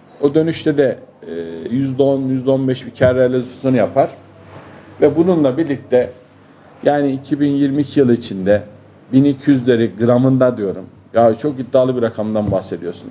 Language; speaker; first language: Turkish; native; Turkish